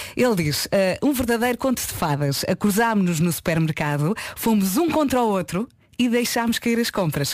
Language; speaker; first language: Portuguese; native; Portuguese